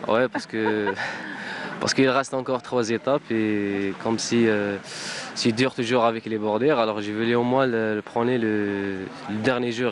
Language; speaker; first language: French; non-native, local second language; Arabic